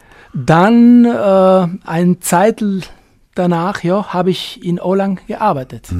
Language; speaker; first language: German; non-native, fluent; Albanian